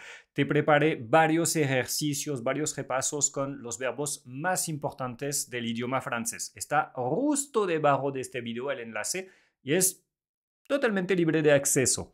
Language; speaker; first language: Spanish; non-native, fluent; French